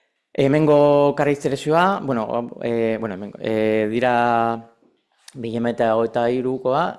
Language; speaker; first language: Basque; non-native, local second language; Spanish